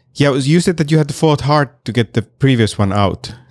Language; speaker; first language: English; non-native, fluent; Finnish